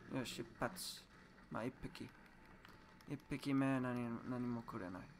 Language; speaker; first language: Japanese; non-native, learner; English